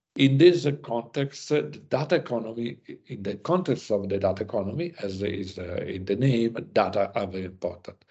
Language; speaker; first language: English; non-native, learner; Italian